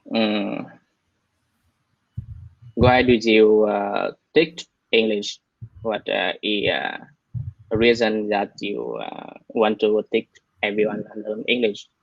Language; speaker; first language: English; non-native, learner; Vietnamese